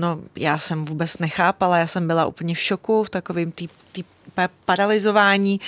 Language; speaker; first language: Czech; early bilingual, other home language; Russian